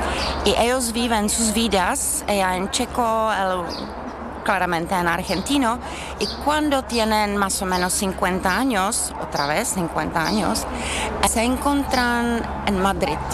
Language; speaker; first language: Spanish; non-native, learner; Czech